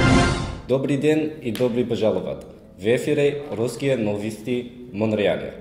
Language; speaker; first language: Russian; non-native, learner; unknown